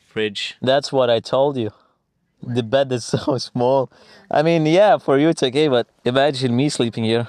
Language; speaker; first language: English; non-native, fluent; Lithuanian